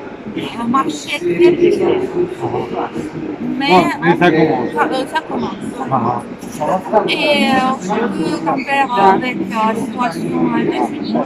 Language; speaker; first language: French; non-native, learner; Russian